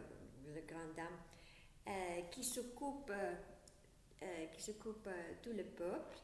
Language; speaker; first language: French; non-native, learner; English